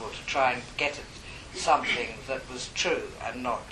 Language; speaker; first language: English; native; English